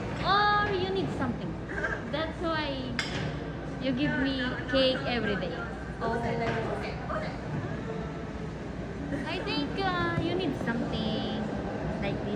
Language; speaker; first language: English; non-native, local second language; Filipino